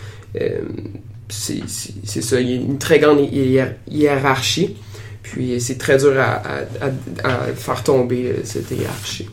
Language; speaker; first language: French; native; French